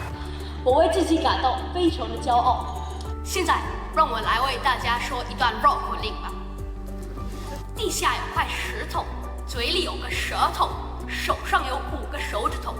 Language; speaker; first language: Chinese; non-native, learner; English